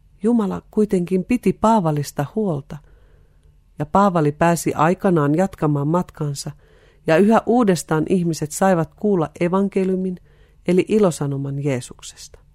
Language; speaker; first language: Finnish; native; Finnish